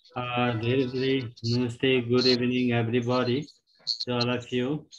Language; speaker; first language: English; non-native, local second language; Nepali